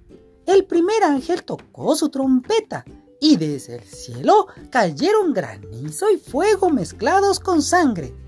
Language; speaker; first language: Spanish; native; Spanish